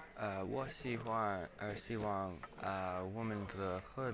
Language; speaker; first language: Chinese; non-native, learner; English